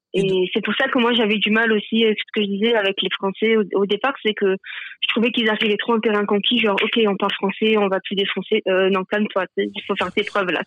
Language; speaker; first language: French; native; French